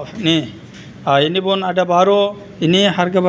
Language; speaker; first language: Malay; non-native, learner; Bangla